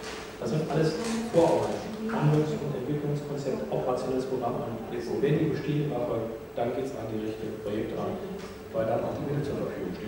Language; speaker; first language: German; native; German